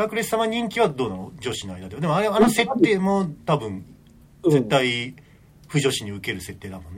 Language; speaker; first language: Japanese; native; Japanese